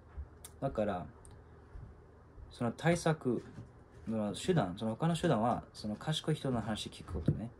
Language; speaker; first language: Japanese; non-native, fluent; English